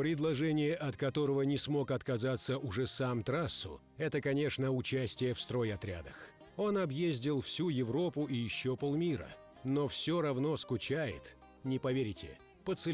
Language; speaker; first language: Russian; native; Russian